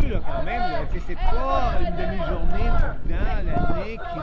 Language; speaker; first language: French; native; French